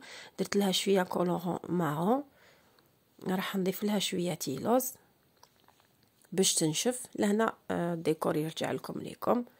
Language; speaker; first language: Arabic; native; Arabic